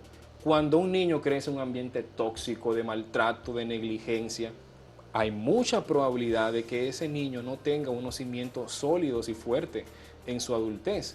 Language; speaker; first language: Spanish; native; Spanish